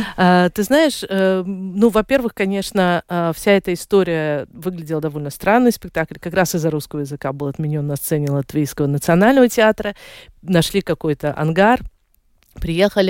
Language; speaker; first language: Russian; native; Russian